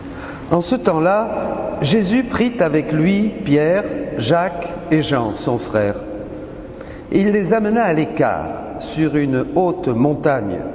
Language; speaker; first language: French; native; French